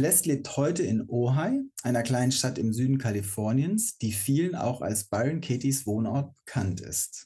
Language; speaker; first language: German; native; German